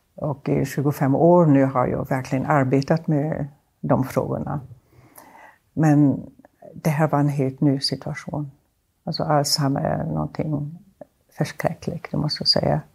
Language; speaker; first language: Swedish; non-native, fluent; German